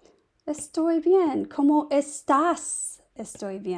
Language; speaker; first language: Spanish; non-native, fluent; English